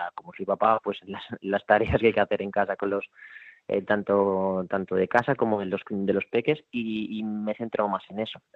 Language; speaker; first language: Spanish; native; Spanish